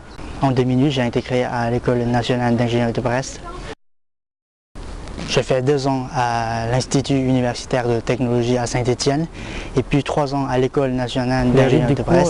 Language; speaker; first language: French; non-native, fluent; Lao